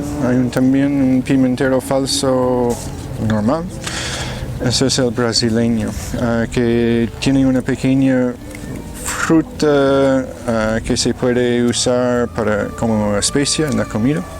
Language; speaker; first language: Spanish; non-native, fluent; English